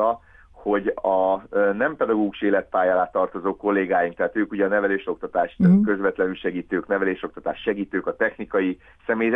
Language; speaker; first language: Hungarian; native; Hungarian